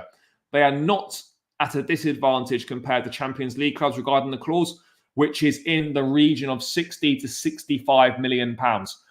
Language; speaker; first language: English; native; English